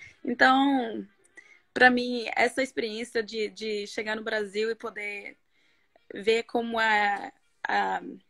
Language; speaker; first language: Portuguese; non-native, fluent; Norwegian